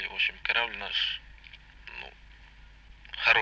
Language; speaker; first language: Russian; native; Russian